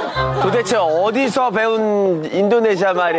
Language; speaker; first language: Korean; native; Korean